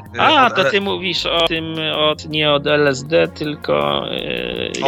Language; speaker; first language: Polish; native; Polish